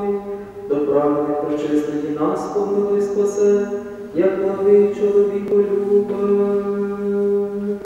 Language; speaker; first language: Ukrainian; native; Ukrainian